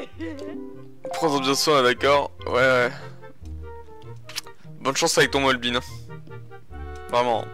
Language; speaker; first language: French; native; French